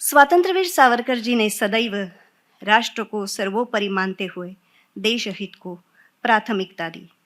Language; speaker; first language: Hindi; non-native, local second language; Marathi